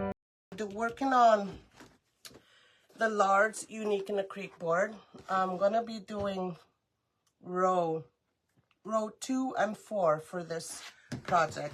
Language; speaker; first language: English; native; English